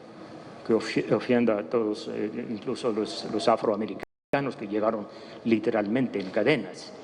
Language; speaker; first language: Spanish; non-native, fluent; English